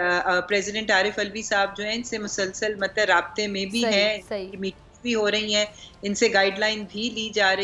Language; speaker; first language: Urdu; native; Urdu